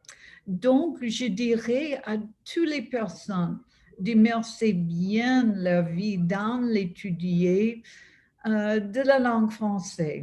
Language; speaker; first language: French; non-native, fluent; English